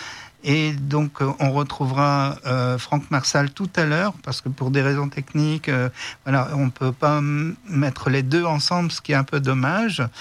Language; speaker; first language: French; native; French